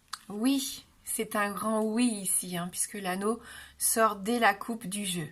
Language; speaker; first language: French; native; French